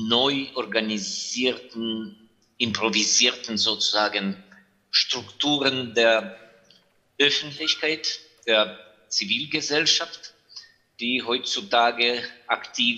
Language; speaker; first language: German; non-native, fluent; Ukrainian